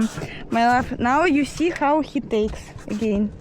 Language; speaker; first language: English; non-native, learner; Russian